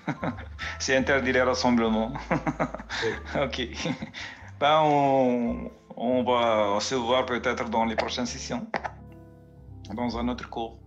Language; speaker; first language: French; native; French